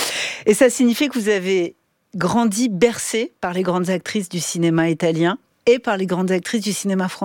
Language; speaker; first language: French; native; French